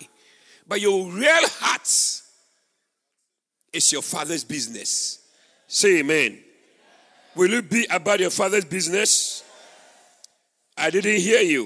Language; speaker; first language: English; non-native, local second language; Akan